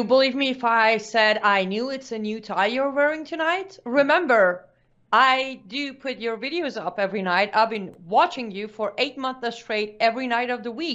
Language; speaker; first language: English; non-native, fluent; Persian